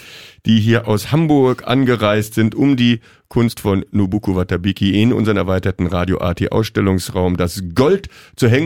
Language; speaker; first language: German; native; German